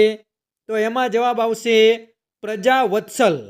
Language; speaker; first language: Hindi; non-native, local second language; Gujarati